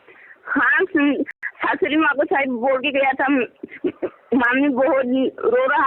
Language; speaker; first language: Hindi; non-native, local second language; Bangla